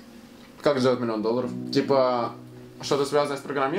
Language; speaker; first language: Russian; native; Russian